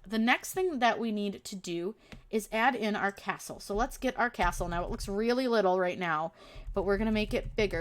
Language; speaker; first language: English; native; English